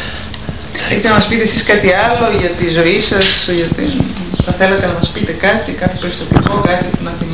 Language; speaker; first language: Greek; native; Greek